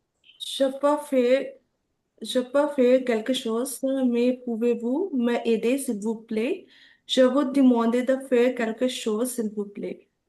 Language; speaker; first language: French; non-native, learner; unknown